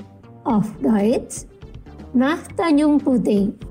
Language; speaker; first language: German; non-native, fluent; Indonesian